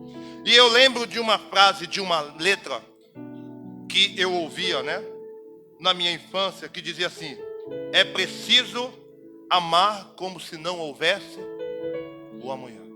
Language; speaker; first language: Portuguese; native; Portuguese